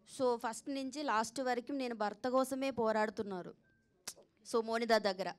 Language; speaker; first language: Telugu; non-native, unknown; Malayalam